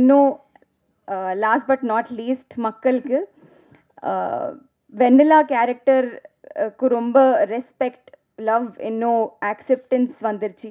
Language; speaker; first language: Tamil; non-native, learner; Telugu